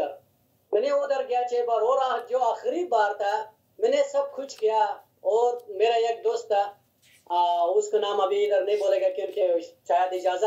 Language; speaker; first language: Hindi; non-native, learner; Hazaragi